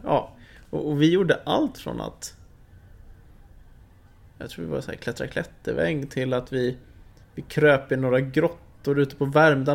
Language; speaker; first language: Swedish; native; Swedish